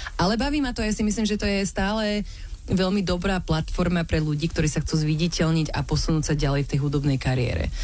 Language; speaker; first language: Slovak; early bilingual, other home language; English